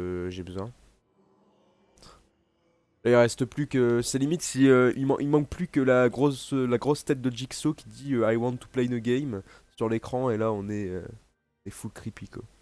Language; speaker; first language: French; native; French